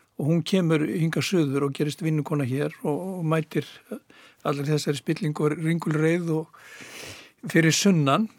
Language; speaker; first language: Icelandic; native; Icelandic